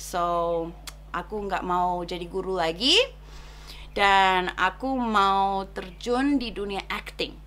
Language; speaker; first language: Indonesian; non-native, fluent; English